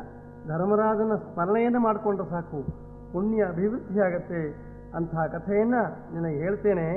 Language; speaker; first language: Kannada; native; Kannada